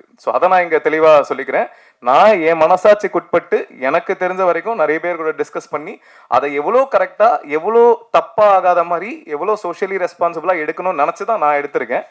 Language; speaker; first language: Tamil; native; Tamil